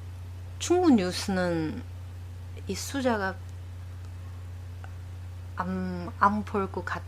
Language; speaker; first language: Korean; non-native, learner; Chinese